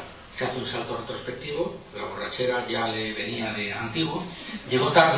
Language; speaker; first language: Spanish; native; Spanish